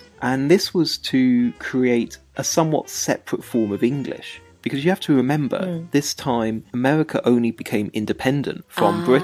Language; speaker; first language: English; native; English